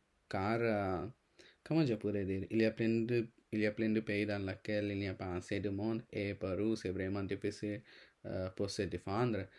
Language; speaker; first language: French; non-native, learner; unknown